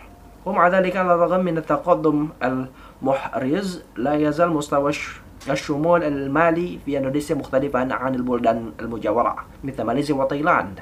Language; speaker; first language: Arabic; non-native, fluent; Indonesian